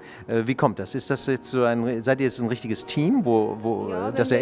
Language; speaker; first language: German; native; German